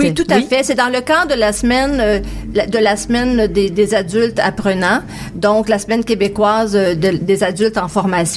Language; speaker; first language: French; native; French